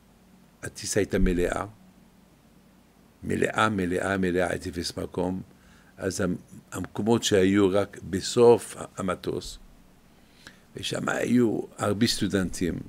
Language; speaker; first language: Hebrew; non-native, fluent; French